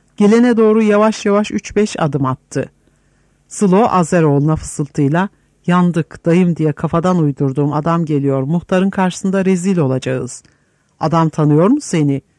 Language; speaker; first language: Turkish; native; Turkish